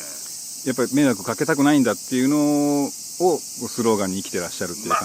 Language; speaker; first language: Japanese; native; Japanese